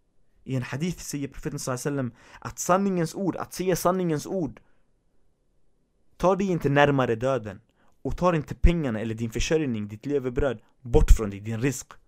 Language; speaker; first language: Swedish; early bilingual, other home language; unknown